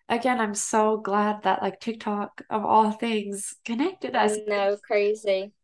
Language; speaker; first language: English; native; English